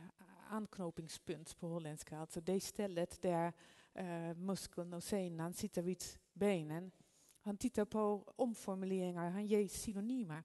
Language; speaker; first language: Swedish; non-native, fluent; Dutch